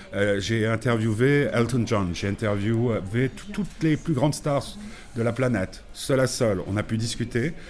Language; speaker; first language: French; non-native, fluent; Spanish